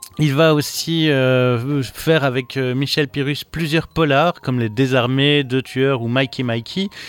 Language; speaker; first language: French; native; French